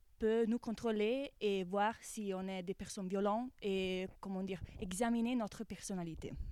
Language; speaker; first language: French; non-native, fluent; Italian